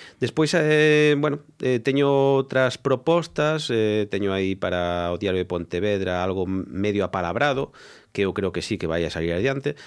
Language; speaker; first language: Galician; non-native, local second language; Spanish